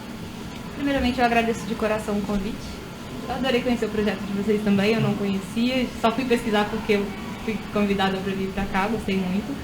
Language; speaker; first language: Portuguese; native; Portuguese